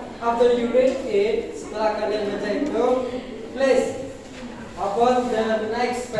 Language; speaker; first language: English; non-native, learner; Indonesian